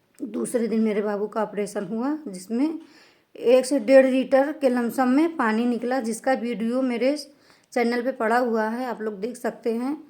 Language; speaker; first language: Hindi; native; Hindi